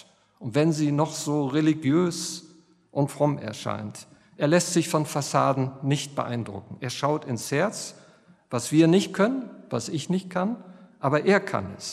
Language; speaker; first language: German; native; German